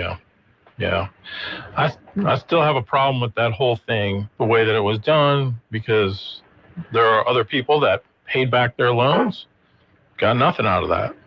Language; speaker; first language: English; native; English